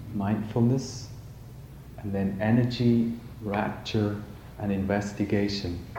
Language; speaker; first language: English; native; English